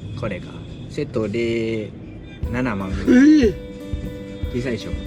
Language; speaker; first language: Japanese; non-native, learner; Thai